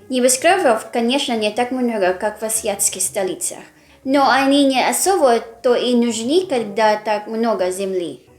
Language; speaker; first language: Russian; non-native, fluent; Filipino